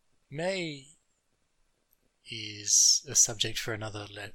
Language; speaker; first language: English; non-native, learner; Japanese